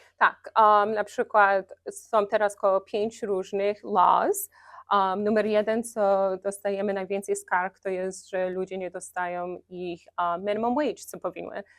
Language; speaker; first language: Polish; early bilingual, heritage; Polish